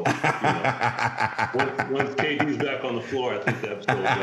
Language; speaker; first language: English; native; English